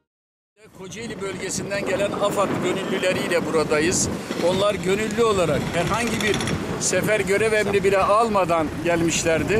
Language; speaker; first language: Turkish; native; Turkish